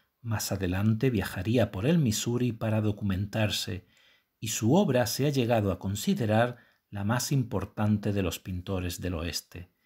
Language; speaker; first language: Spanish; native; Spanish